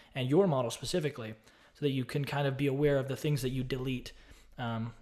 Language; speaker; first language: English; native; English